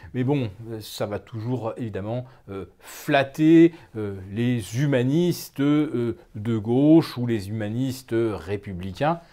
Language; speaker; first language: French; native; French